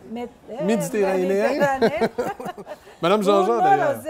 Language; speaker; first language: French; native; French